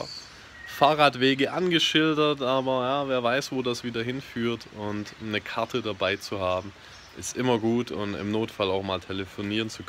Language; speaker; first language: German; native; German